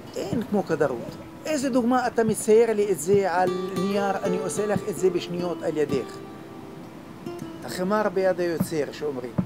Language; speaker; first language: Hebrew; non-native, local second language; Arabic